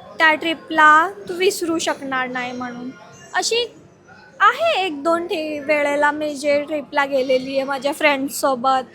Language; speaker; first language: Marathi; non-native, local second language; Lambadi